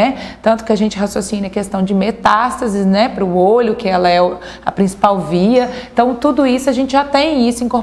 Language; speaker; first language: Portuguese; native; Portuguese